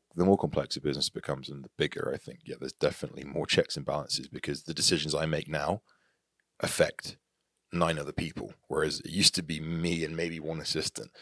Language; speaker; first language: English; native; English